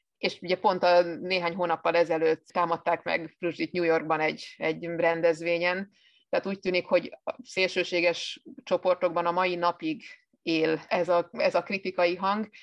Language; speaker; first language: Hungarian; native; Hungarian